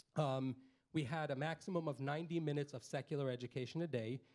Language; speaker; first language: English; native; English